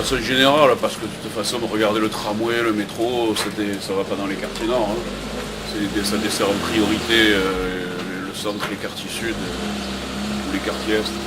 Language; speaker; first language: French; native; French